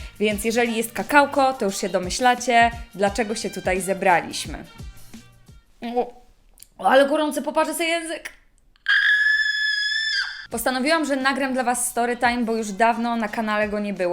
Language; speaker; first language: Polish; native; Polish